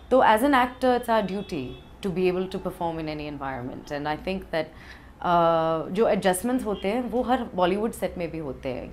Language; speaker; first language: Hindi; early bilingual, heritage; Hindi